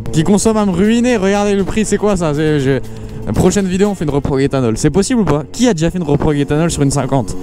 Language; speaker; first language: French; native; French